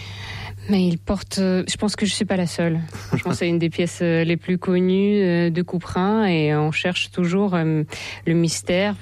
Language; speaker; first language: French; non-native, fluent; Russian